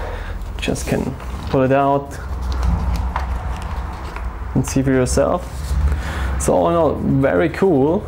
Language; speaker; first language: English; non-native, fluent; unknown